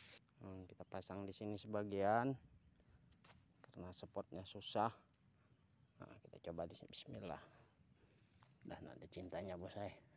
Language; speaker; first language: Indonesian; native; Indonesian